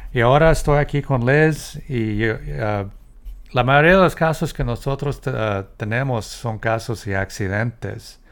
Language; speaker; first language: Spanish; early bilingual, heritage; Spanish